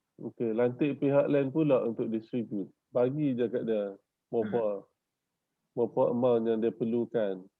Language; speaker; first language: Malay; native; Malay